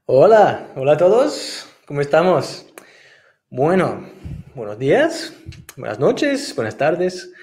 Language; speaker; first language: Spanish; non-native, fluent; English